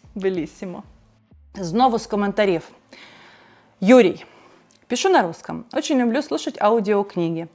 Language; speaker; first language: Ukrainian; non-native, local second language; Russian